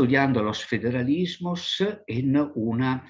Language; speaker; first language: Spanish; non-native, fluent; Italian